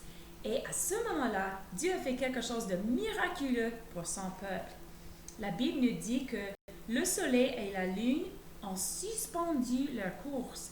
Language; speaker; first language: French; native; French